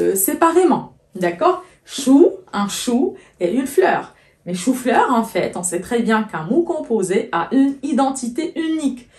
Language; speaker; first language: French; non-native, local second language; Arabic